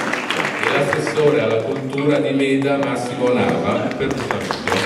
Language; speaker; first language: Italian; native; Italian